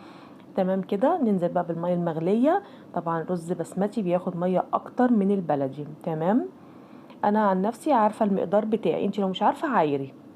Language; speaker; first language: Arabic; native; Arabic